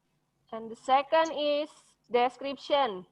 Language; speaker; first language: English; non-native, fluent; Indonesian